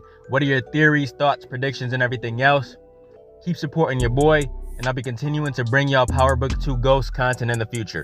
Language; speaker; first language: English; native; English